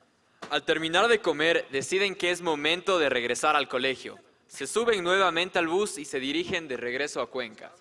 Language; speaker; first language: Spanish; native; Spanish